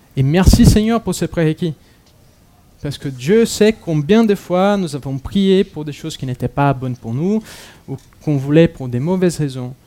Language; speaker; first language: French; non-native, fluent; Portuguese